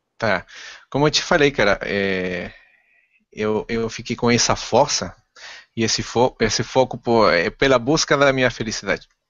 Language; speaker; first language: Portuguese; non-native, fluent; Spanish